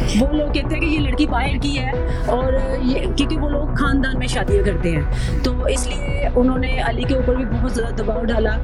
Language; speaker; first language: Urdu; native; Urdu